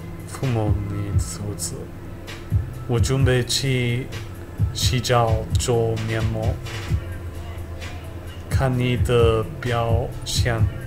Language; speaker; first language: Chinese; non-native, learner; English